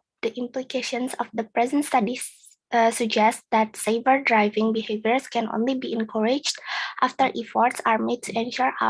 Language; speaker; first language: English; non-native, learner; Indonesian